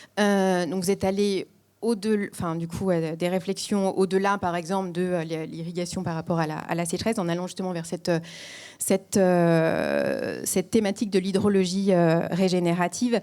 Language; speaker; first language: French; native; French